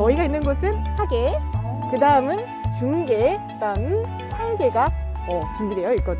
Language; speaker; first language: Korean; native; Korean